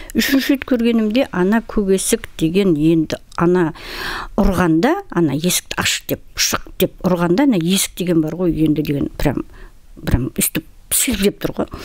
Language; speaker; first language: Kazakh; non-native, local second language; Russian